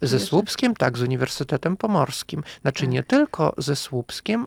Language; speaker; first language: Polish; non-native, fluent; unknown